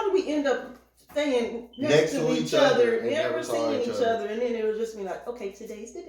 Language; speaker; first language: English; native; English